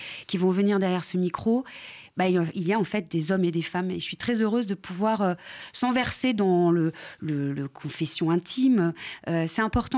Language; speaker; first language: French; native; French